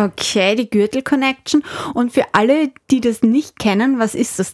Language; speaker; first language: German; native; German